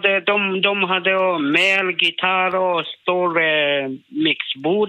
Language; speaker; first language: Swedish; non-native, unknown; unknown